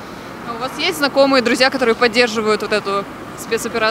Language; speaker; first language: Russian; native; Russian